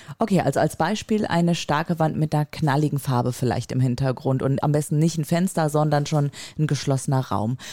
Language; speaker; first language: German; native; German